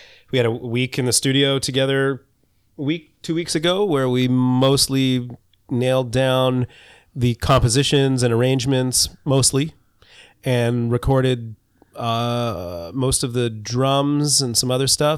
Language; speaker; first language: English; native; English